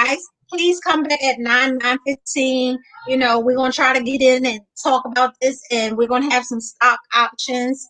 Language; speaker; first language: English; native; English